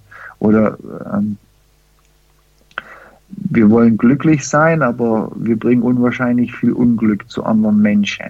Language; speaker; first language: German; early bilingual, heritage; German